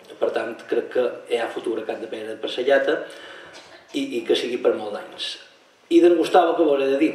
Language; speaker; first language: Catalan; native; Catalan